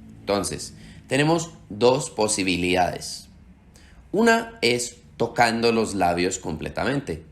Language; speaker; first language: Spanish; early bilingual, heritage; Slovak